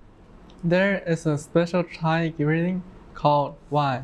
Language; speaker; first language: English; non-native, learner; Thai